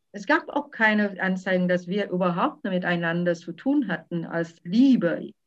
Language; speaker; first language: German; non-native, fluent; Vietnamese